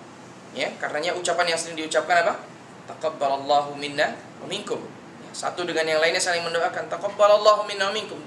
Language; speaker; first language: Indonesian; native; Indonesian